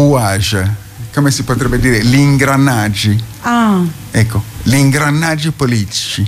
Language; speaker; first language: Italian; non-native, fluent; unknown